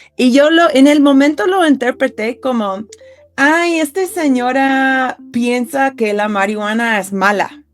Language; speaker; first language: Spanish; non-native, fluent; English